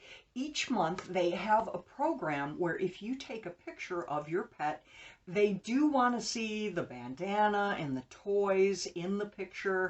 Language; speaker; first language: English; native; English